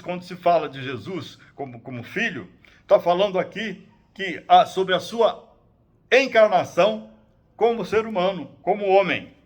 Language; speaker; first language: Portuguese; native; Portuguese